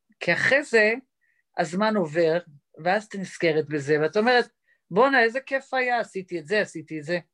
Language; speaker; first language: Hebrew; native; Hebrew